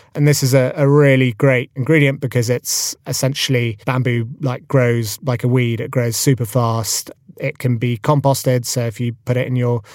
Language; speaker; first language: English; native; English